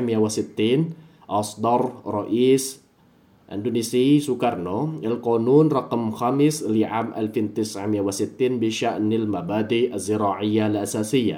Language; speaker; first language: Arabic; non-native, fluent; Indonesian